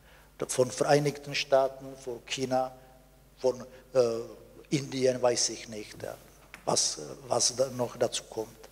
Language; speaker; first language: German; non-native, fluent; Czech